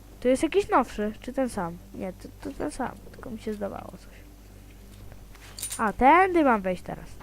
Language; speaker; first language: Polish; native; Polish